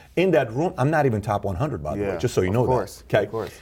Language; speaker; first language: English; early bilingual, other home language; Persian